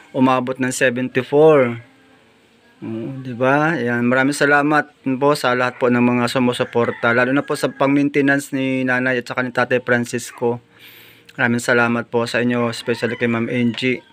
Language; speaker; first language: Filipino; non-native, local second language; Bikol